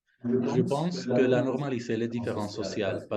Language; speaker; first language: French; non-native, learner; Spanish